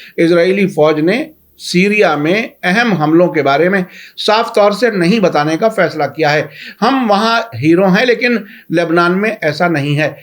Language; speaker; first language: Urdu; native; Urdu